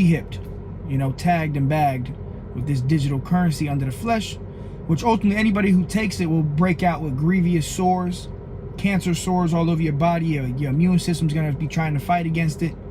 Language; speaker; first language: English; native; English